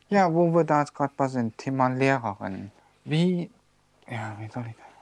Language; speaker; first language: German; native; German